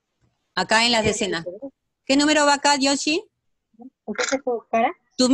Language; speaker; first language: Spanish; native; Spanish